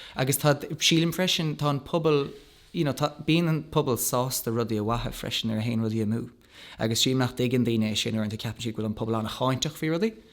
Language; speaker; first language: Irish; non-native, local second language; English